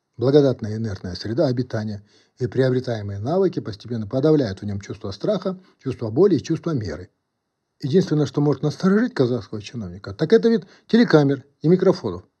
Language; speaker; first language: Russian; non-native, local second language; Kazakh